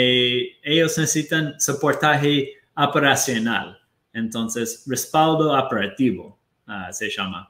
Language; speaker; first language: Spanish; non-native, fluent; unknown